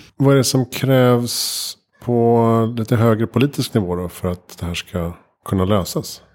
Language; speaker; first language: Swedish; native; Swedish